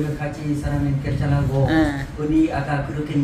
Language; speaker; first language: Korean; non-native, learner; Vietnamese